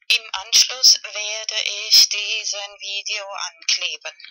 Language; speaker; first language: German; non-native, fluent; Spanish